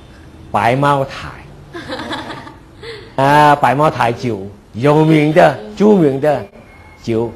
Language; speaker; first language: Chinese; non-native, learner; Vietnamese